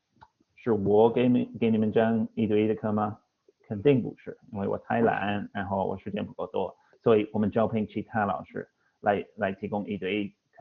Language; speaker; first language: Chinese; non-native, fluent; English